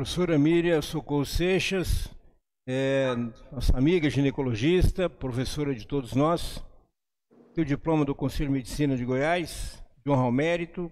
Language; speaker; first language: Portuguese; native; Portuguese